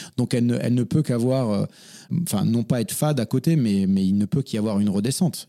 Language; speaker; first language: French; native; French